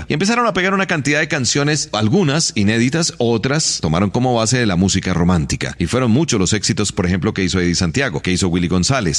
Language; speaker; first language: Spanish; native; Spanish